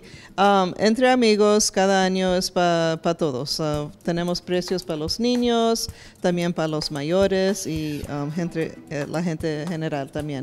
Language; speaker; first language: Spanish; early bilingual, heritage; English